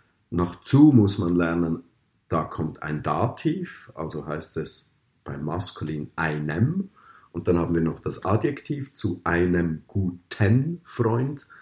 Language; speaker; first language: German; native; German